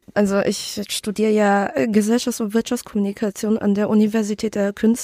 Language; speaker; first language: German; early bilingual, other home language; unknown